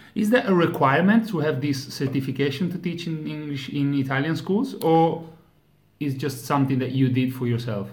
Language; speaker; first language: English; non-native, fluent; Italian